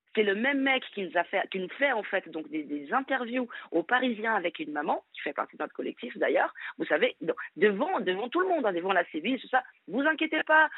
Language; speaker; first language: French; non-native, fluent; Portuguese